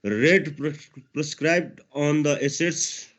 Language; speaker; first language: English; non-native, local second language; Nepali